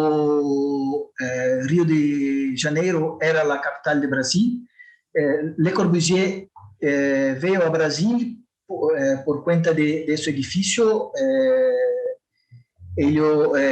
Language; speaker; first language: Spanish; non-native, fluent; Portuguese